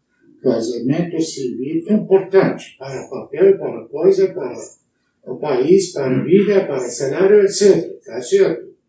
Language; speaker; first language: Portuguese; non-native, learner; Arabic